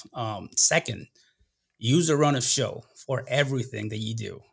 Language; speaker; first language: English; non-native, fluent; Spanish